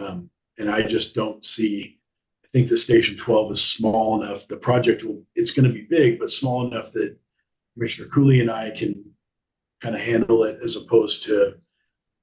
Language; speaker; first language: English; native; English